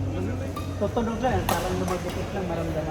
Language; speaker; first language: Filipino; native; Filipino